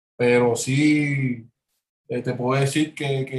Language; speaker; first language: Spanish; native; Spanish